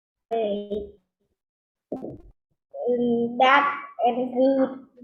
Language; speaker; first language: English; non-native, learner; Vietnamese